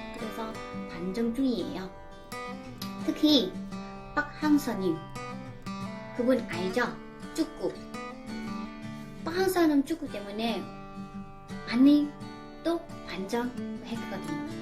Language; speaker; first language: Korean; non-native, learner; Vietnamese